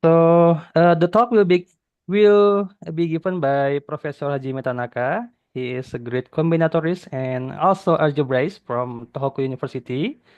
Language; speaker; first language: English; non-native, fluent; Indonesian